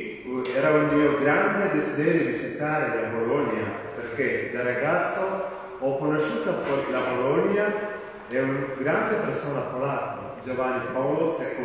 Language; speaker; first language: Italian; non-native, fluent; Malayalam